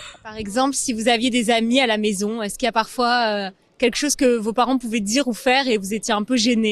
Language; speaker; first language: French; native; French